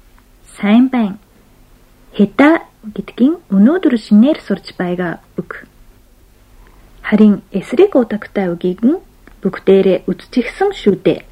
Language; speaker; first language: Mongolian; non-native, fluent; Japanese